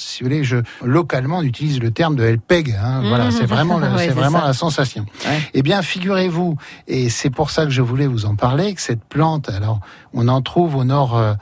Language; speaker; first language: French; native; French